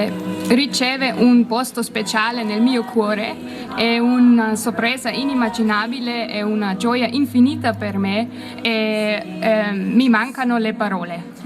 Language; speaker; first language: Italian; non-native, fluent; German